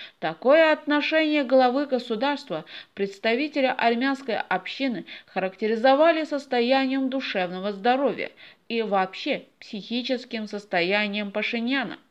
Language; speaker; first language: Russian; non-native, local second language; Azerbaijani